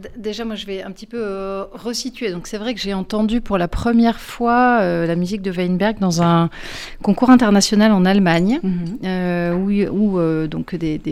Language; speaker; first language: French; native; French